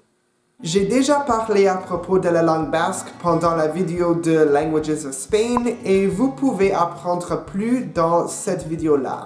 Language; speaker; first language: French; non-native, local second language; English